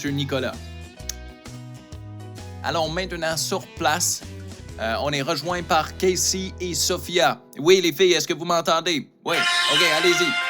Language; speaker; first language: French; native; French